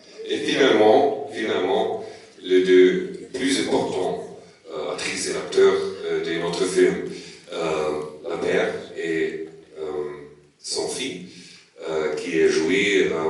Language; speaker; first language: French; non-native, learner; German